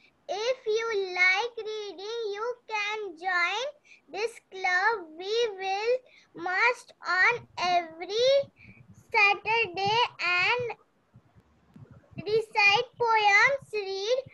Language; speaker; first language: English; non-native, learner; Hindi